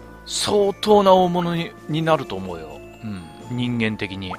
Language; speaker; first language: Japanese; native; Japanese